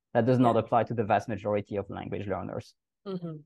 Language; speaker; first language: English; non-native, fluent; French